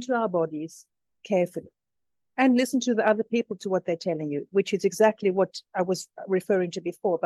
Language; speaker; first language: English; native; English